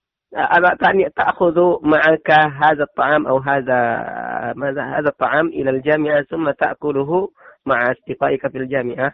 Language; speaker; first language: Arabic; non-native, learner; Indonesian